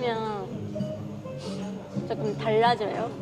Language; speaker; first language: Korean; non-native, fluent; Japanese